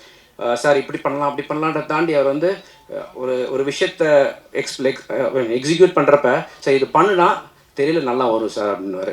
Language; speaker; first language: Tamil; native; Tamil